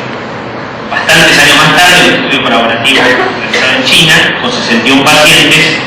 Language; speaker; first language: Spanish; native; Spanish